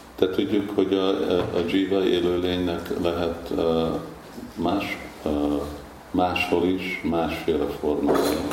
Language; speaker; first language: Hungarian; early bilingual, heritage; Hungarian